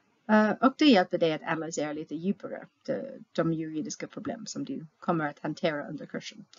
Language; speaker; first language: Swedish; non-native, fluent; English